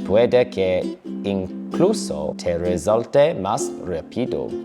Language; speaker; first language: Spanish; non-native, learner; English